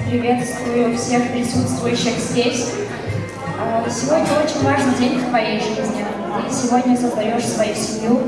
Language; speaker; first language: Russian; native; Russian